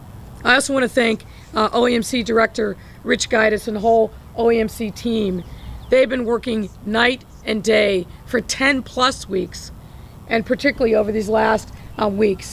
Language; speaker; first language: English; native; English